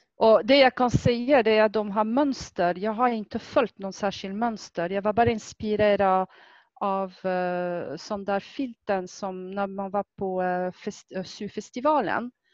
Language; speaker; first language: Swedish; non-native, fluent; French